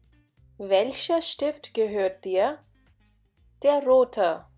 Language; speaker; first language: German; non-native, fluent; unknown